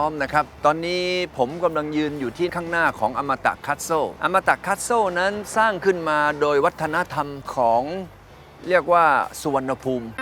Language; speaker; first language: Thai; native; Thai